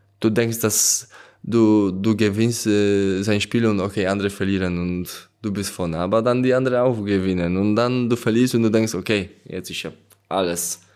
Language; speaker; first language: German; non-native, learner; Polish